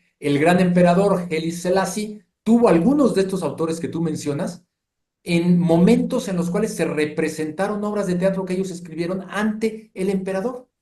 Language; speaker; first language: Spanish; native; Spanish